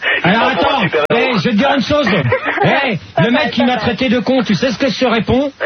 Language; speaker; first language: French; native; French